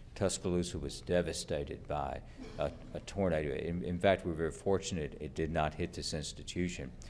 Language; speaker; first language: English; native; English